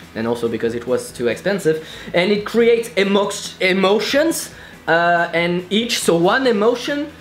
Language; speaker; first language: English; non-native, fluent; French